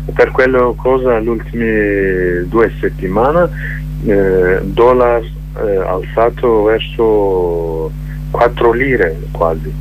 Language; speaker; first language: Italian; non-native, learner; Kurdish